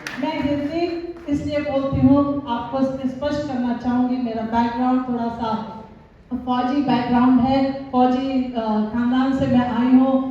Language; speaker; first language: Hindi; native; Hindi